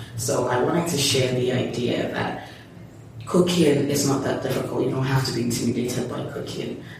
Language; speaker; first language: English; non-native, local second language; Yoruba